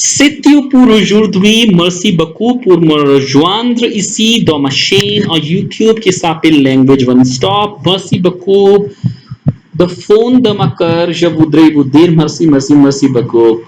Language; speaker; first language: French; non-native, fluent; Hindi